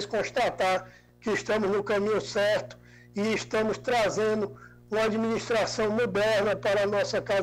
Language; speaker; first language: Portuguese; native; Portuguese